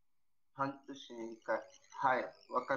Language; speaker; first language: Japanese; non-native, learner; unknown